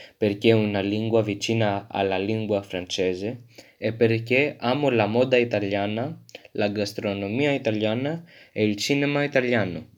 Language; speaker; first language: Italian; non-native, learner; French